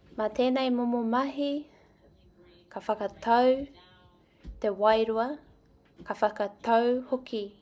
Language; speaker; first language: Māori; non-native, local second language; English